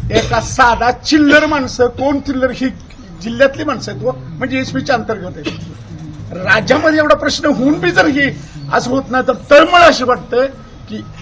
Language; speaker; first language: Marathi; native; Marathi